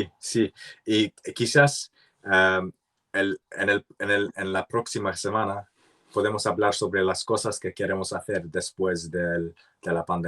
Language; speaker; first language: Spanish; non-native, learner; English